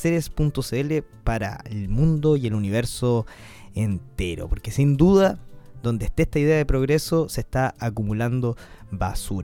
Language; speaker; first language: Spanish; native; Spanish